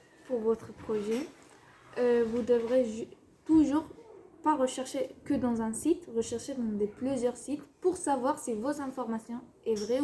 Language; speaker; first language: French; non-native, fluent; Spanish